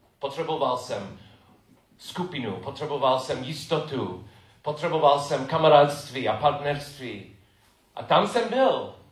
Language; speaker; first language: Czech; non-native, fluent; English